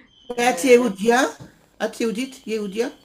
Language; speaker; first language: Hebrew; non-native, learner; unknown